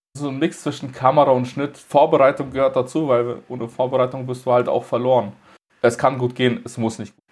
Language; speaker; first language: German; early bilingual, other home language; Russian